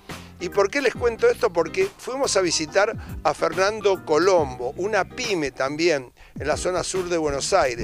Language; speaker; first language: Spanish; native; Spanish